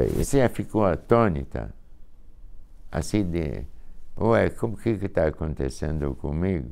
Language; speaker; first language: Portuguese; non-native, fluent; Hungarian